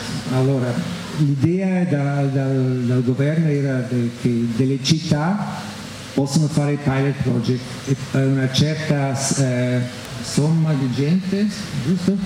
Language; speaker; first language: Italian; non-native, fluent; German